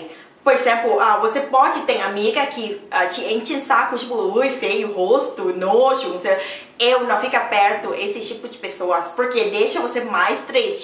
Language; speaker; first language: Portuguese; non-native, learner; Thai